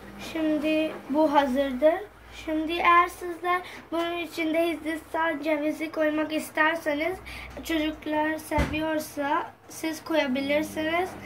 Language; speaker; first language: Turkish; non-native, learner; Urdu